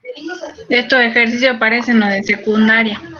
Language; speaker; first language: Spanish; native; Spanish